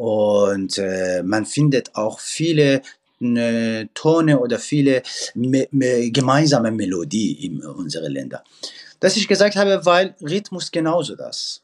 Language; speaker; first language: German; non-native, fluent; Persian